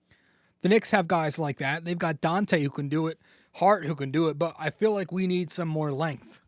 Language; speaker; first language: English; native; English